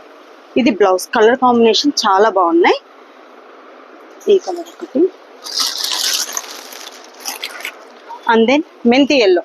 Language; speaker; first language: Telugu; native; Telugu